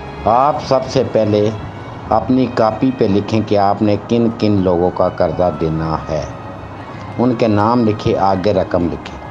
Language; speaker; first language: Urdu; native; Urdu